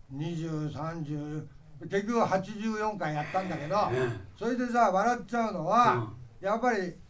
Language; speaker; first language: Japanese; native; Japanese